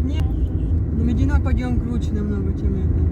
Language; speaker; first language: Russian; non-native, local second language; Chechen